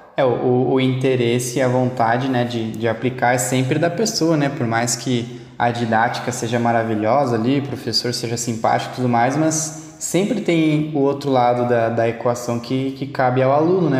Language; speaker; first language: Portuguese; native; Portuguese